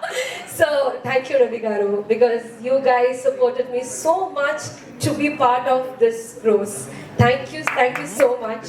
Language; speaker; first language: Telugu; non-native, fluent; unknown